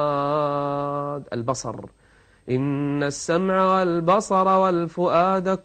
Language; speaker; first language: Arabic; native; Arabic